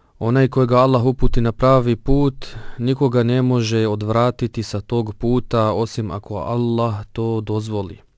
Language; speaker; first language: Bosnian; non-native, fluent; Arabic